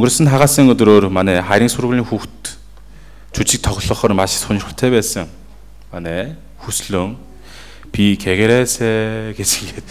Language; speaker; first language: Mongolian; non-native, fluent; Korean